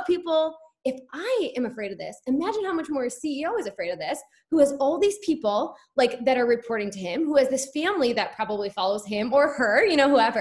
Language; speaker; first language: English; native; English